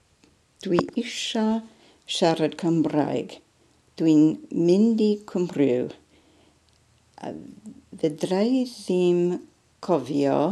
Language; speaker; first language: Welsh; non-native, learner; English